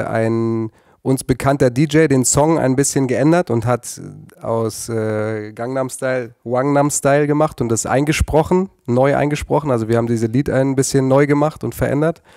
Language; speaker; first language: German; native; German